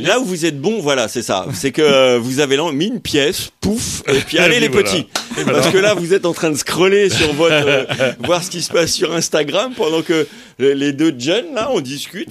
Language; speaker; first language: French; native; French